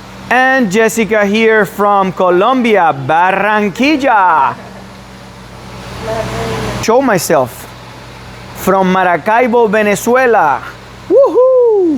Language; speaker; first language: English; non-native, fluent; Spanish